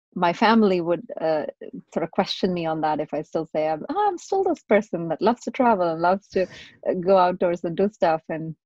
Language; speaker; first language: English; non-native, local second language; Tamil